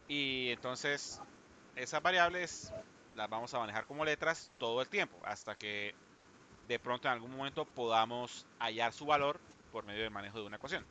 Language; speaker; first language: Spanish; native; Spanish